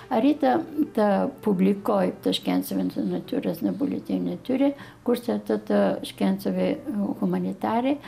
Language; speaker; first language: Albanian; early bilingual, other home language; Bulgarian